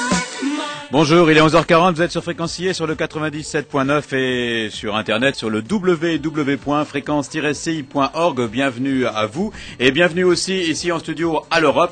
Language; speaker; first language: French; native; French